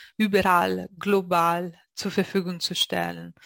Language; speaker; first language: German; non-native, fluent; Italian